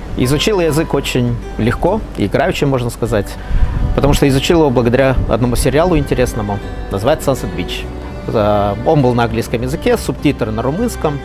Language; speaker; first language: Russian; non-native, local second language; Gagauz